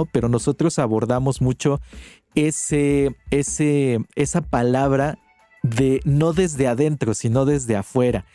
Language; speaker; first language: Spanish; native; Spanish